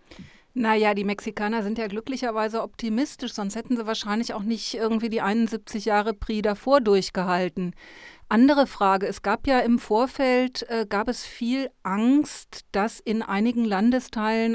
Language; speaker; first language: German; native; German